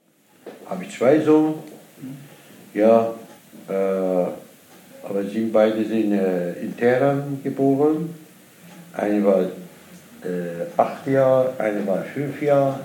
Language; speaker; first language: German; non-native, learner; Persian